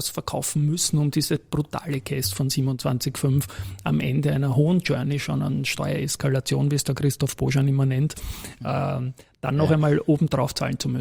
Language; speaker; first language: German; native; German